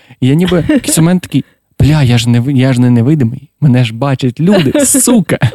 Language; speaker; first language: Ukrainian; non-native, local second language; Russian